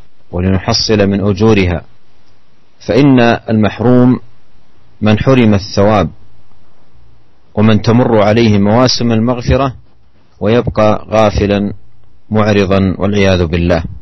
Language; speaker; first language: Arabic; native; Arabic